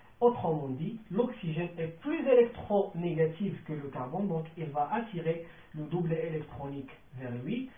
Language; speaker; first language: French; non-native, local second language; Arabic